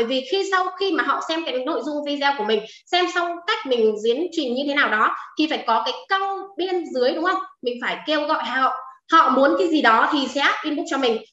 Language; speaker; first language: Vietnamese; non-native, local second language; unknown